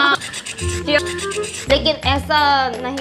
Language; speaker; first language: Hindi; non-native, learner; Korean